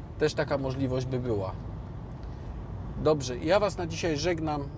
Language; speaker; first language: Polish; native; Polish